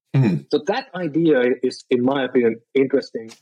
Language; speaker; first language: English; non-native, fluent; Finnish